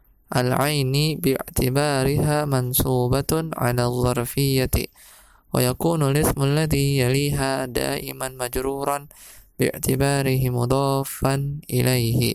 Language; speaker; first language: Arabic; non-native, fluent; Indonesian